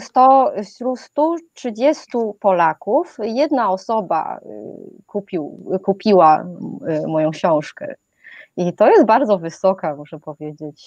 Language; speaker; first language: Polish; non-native, fluent; Chinese